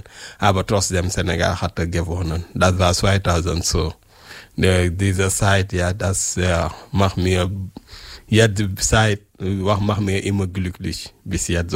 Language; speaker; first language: German; non-native, learner; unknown